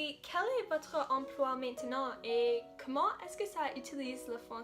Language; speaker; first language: French; non-native, local second language; English